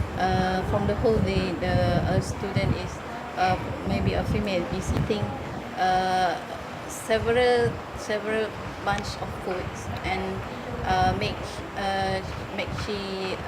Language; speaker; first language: English; non-native, learner; Malay